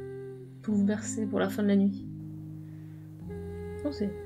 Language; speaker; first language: French; native; French